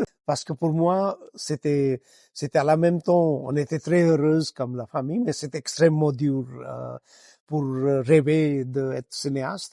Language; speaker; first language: French; non-native, fluent; Gujarati